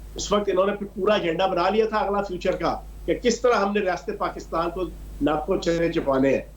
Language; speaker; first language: Urdu; non-native, local second language; Punjabi